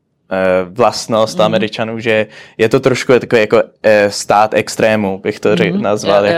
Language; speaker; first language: Czech; early bilingual, heritage; Czech